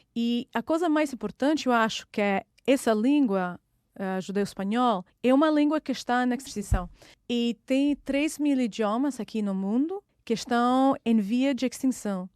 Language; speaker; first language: Portuguese; non-native, fluent; Russian